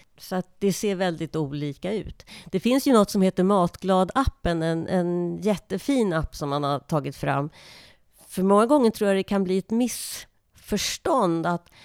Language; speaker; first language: Swedish; native; Swedish